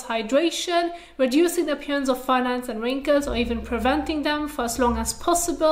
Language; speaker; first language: English; non-native, fluent; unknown